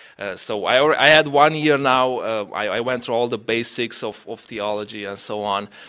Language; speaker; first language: English; non-native, fluent; Romanian